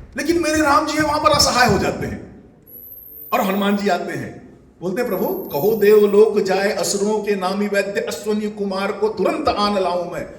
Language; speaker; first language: Hindi; non-native, local second language; Chhattisgarhi